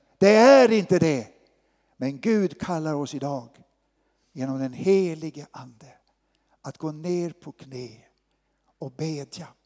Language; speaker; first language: Swedish; native; Swedish